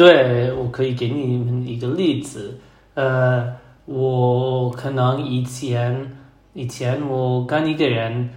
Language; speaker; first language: Chinese; non-native, learner; English